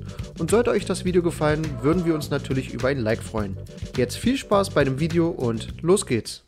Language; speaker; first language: German; native; German